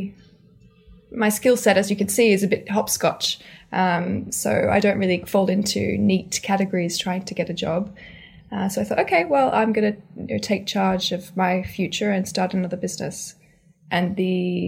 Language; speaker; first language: English; native; English